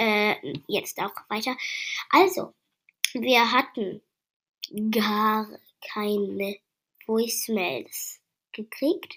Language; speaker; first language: German; non-native, learner; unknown